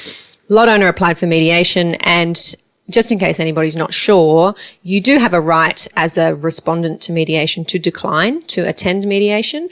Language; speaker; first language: English; native; English